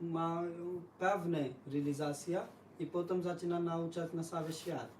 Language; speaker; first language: Polish; non-native, learner; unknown